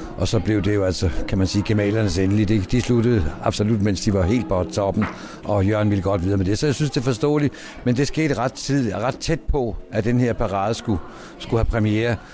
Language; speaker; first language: Danish; native; Danish